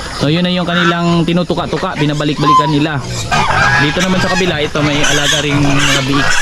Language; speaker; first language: Filipino; non-native, local second language; Cebuano